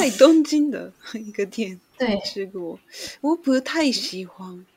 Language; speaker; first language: Chinese; non-native, learner; Japanese